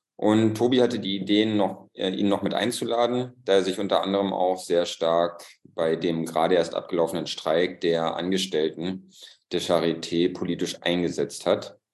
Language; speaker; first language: German; native; German